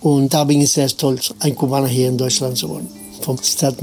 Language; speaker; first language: German; non-native, fluent; Spanish